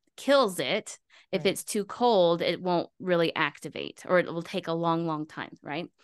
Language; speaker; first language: English; native; English